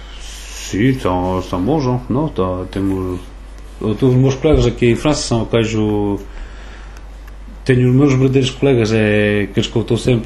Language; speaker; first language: Portuguese; early bilingual, other home language; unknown